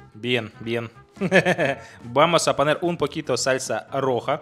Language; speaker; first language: Spanish; non-native, fluent; Russian